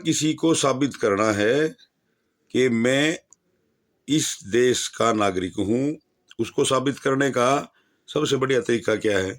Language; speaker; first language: Hindi; native; Hindi